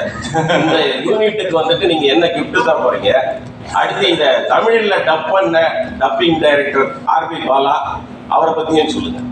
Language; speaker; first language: Tamil; native; Tamil